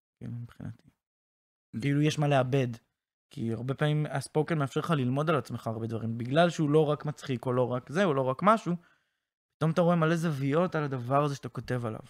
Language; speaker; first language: Hebrew; native; Hebrew